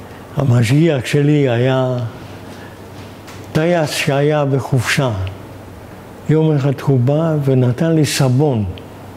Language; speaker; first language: Hebrew; non-native, fluent; Hungarian